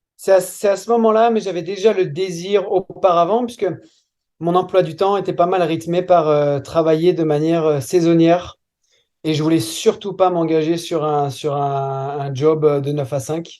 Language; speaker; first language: French; native; French